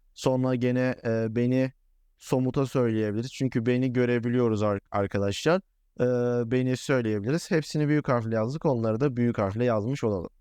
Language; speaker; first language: Turkish; native; Turkish